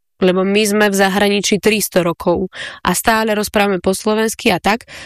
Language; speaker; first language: Slovak; early bilingual, heritage; Slovak